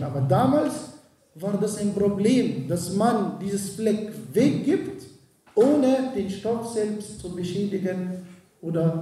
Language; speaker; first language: German; non-native, fluent; Arabic